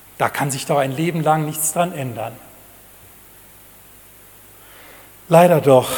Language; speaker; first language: German; native; German